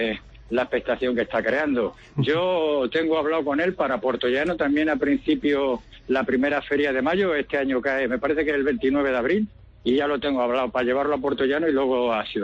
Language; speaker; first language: Spanish; native; Spanish